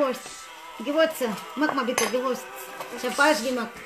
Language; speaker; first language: German; non-native, learner; Cebuano